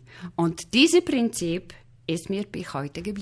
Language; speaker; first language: German; non-native, fluent; Polish